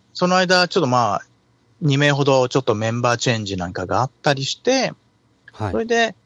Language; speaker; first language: Japanese; native; Japanese